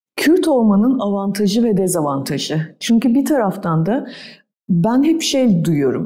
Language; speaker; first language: Turkish; native; Turkish